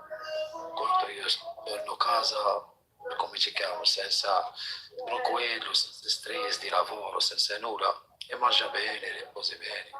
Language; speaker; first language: Italian; non-native, learner; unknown